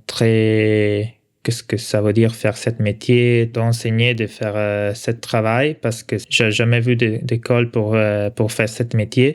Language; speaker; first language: French; non-native, local second language; Italian